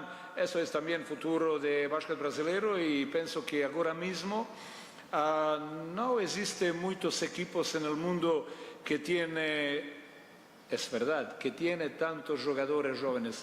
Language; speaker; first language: Spanish; non-native, fluent; Portuguese